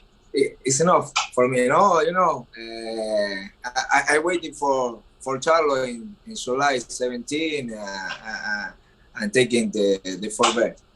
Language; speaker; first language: English; non-native, learner; Spanish